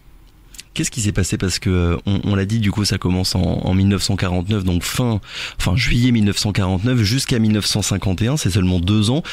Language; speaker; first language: French; native; French